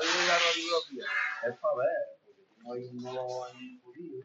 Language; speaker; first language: Spanish; native; Spanish